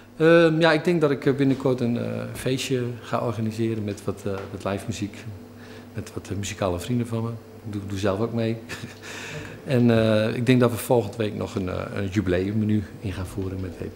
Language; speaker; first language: Dutch; native; Dutch